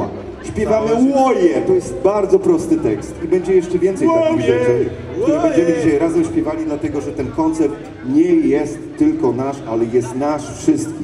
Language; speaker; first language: Polish; native; Polish